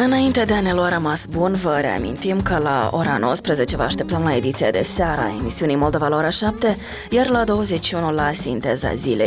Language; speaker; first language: Romanian; native; Romanian